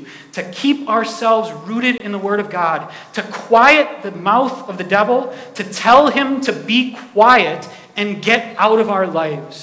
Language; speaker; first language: English; native; English